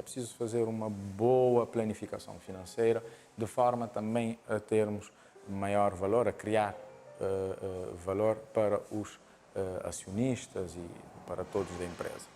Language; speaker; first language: Portuguese; non-native, local second language; Kabuverdianu